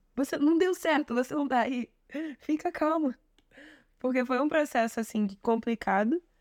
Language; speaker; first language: Portuguese; native; Portuguese